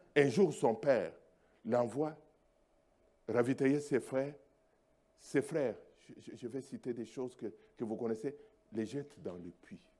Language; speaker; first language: French; non-native, local second language; Luba-Lulua